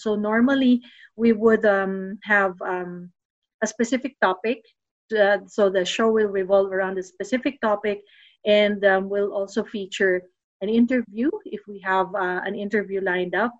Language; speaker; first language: English; non-native, local second language; Filipino